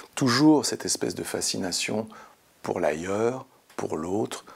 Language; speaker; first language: French; native; French